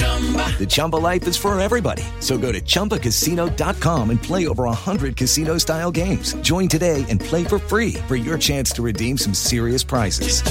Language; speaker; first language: English; native; English